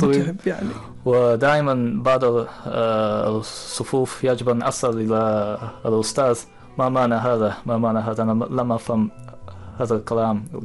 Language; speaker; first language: Arabic; non-native, fluent; Japanese